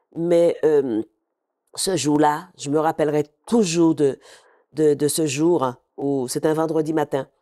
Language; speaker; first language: French; native; French